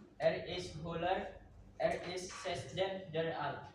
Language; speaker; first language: German; non-native, learner; Indonesian